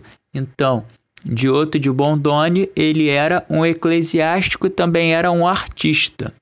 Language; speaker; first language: Portuguese; native; Portuguese